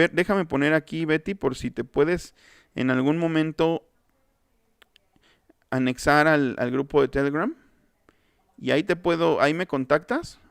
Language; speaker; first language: Spanish; native; Spanish